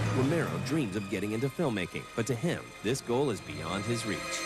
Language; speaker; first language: English; native; English